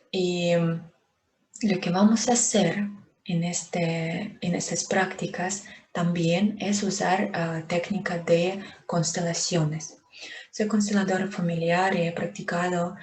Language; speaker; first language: Spanish; non-native, fluent; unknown